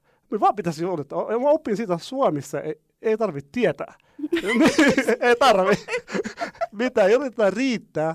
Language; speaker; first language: Finnish; non-native, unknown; Arabic